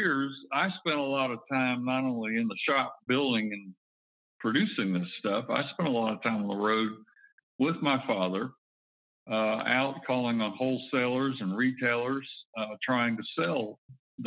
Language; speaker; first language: English; native; English